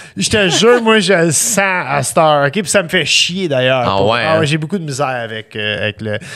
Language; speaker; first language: French; native; French